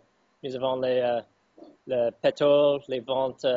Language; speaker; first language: French; non-native, fluent; English